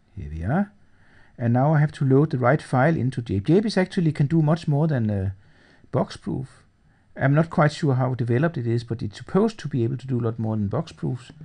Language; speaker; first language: English; non-native, fluent; Danish